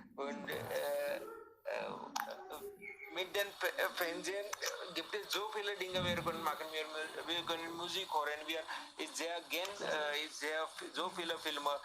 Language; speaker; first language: German; non-native, learner; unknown